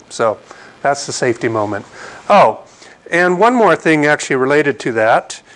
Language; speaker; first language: English; native; English